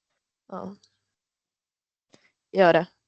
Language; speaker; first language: Spanish; non-native, learner; Portuguese